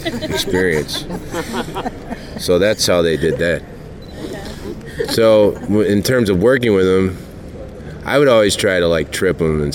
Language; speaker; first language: English; native; English